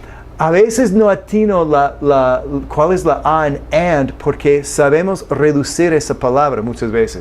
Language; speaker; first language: Spanish; non-native, fluent; English